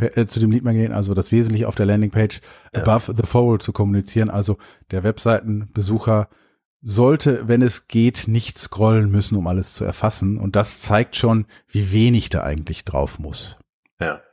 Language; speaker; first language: German; native; German